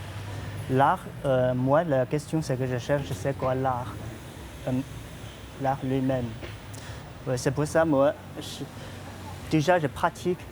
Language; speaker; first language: French; non-native, fluent; Chinese